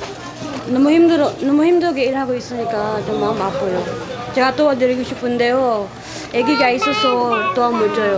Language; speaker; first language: Korean; non-native, learner; Filipino